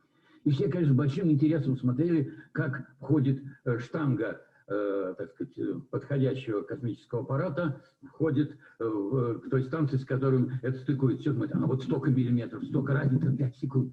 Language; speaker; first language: Russian; native; Russian